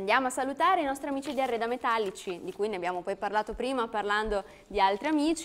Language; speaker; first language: Italian; native; Italian